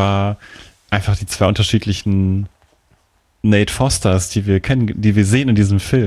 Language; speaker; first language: German; native; German